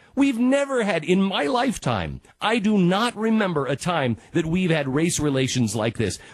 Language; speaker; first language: English; native; English